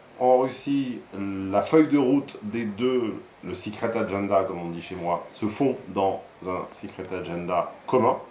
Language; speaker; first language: French; native; French